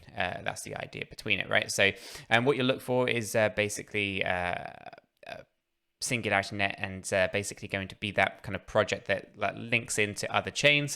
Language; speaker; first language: English; native; English